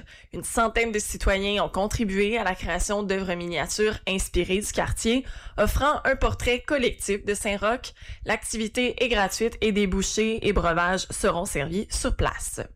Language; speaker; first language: French; native; French